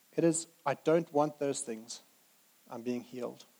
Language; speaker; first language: English; native; English